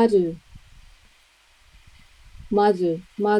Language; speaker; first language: English; non-native, learner; Japanese